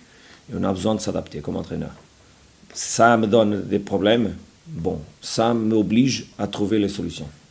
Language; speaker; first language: French; non-native, fluent; Portuguese